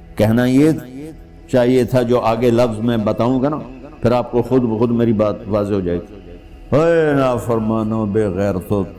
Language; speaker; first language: Urdu; non-native, local second language; Punjabi